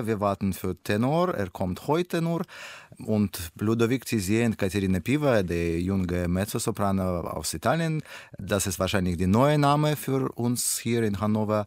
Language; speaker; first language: German; non-native, learner; Russian